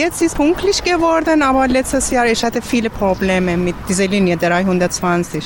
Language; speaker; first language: German; non-native, learner; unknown